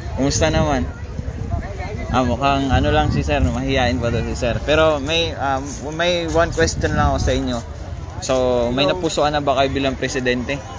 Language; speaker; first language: Filipino; non-native, local second language; Cebuano